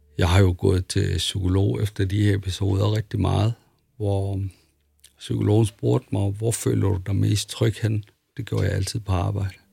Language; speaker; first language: Danish; early bilingual, other home language; Arabic